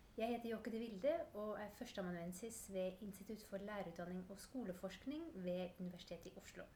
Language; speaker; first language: Norwegian; non-native, fluent; Dutch